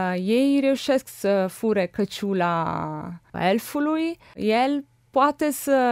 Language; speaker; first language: Romanian; non-native, fluent; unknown